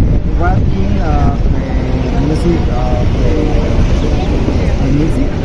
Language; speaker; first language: English; non-native, learner; Spanish